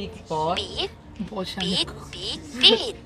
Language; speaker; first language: English; non-native, learner; Korean